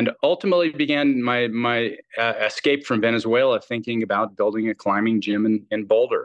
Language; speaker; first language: English; native; English